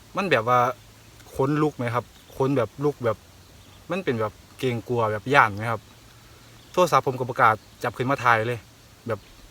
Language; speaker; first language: Thai; native; Thai